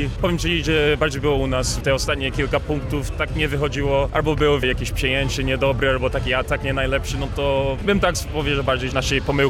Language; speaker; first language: Polish; non-native, learner; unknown